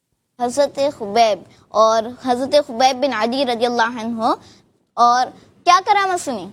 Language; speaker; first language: Urdu; native; Urdu